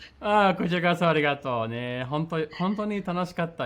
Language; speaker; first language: Japanese; non-native, fluent; English